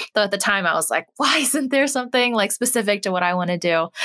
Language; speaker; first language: English; native; English